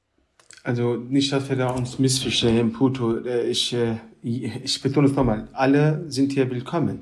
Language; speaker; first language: German; early bilingual, other home language; Turkish